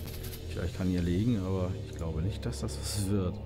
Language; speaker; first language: German; native; German